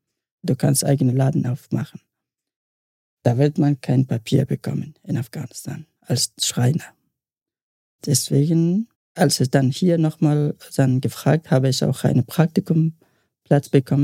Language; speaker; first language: German; non-native, learner; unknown